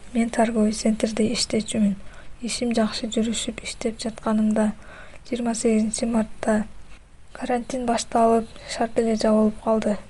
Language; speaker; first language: Kyrgyz; native; Kyrgyz